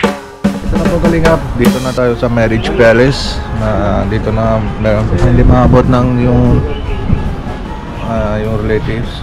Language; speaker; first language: Filipino; early bilingual, heritage; Filipino